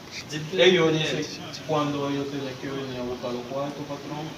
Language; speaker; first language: Spanish; non-native, learner; Haitian Creole